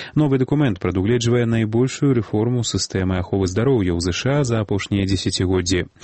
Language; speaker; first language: Belarusian; native; Belarusian